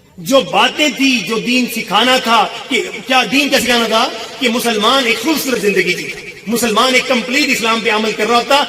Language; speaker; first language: Urdu; non-native, local second language; Punjabi